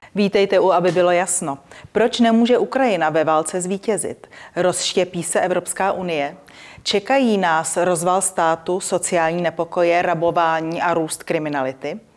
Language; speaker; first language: Czech; native; Czech